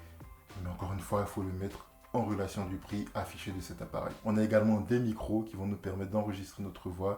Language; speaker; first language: French; native; French